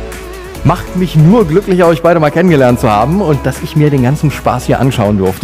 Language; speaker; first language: German; native; German